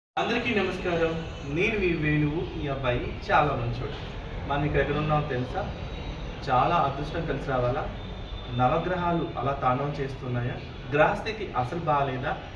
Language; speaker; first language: Telugu; native; Telugu